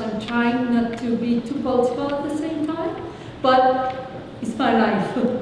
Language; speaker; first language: English; non-native, fluent; French